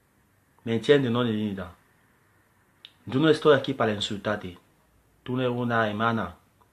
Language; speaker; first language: Spanish; non-native, learner; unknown